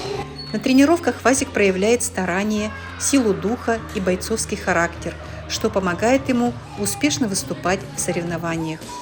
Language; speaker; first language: Russian; native; Russian